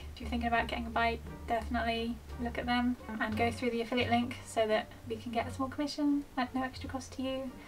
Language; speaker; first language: English; native; English